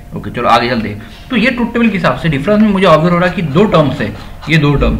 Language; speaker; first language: Hindi; non-native, local second language; Marathi